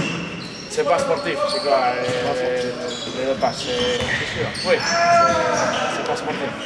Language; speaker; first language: French; non-native, learner; Spanish